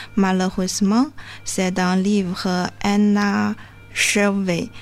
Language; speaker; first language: French; non-native, learner; Chinese